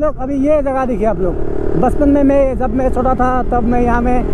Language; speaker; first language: Hindi; non-native, local second language; Assamese